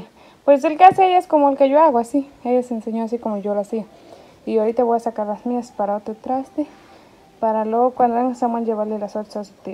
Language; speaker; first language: Spanish; native; Spanish